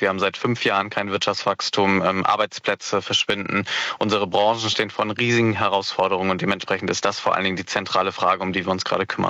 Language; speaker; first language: German; native; German